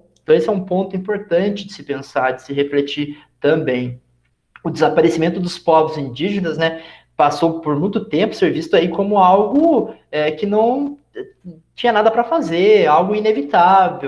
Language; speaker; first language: Portuguese; native; Portuguese